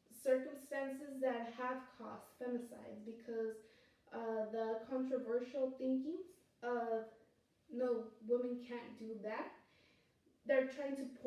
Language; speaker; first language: English; non-native, fluent; Spanish